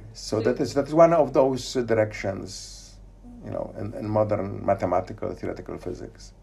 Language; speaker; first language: English; non-native, fluent; Polish